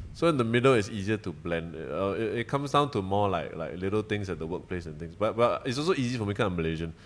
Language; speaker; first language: English; native; English